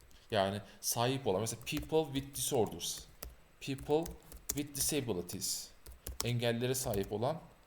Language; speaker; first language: English; non-native, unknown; Turkish